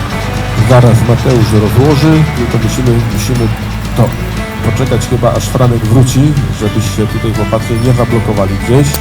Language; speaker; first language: Polish; native; Polish